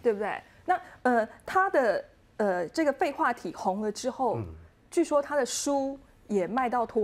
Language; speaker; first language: Chinese; native; Chinese